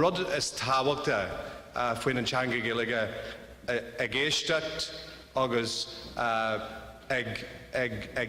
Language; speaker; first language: Irish; non-native, learner; English